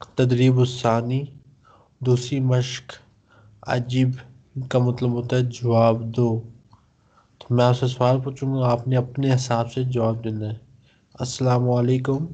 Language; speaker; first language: Urdu; non-native, local second language; Punjabi